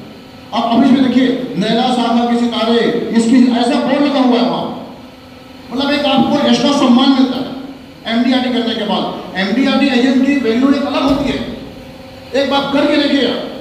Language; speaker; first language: Hindi; native; Hindi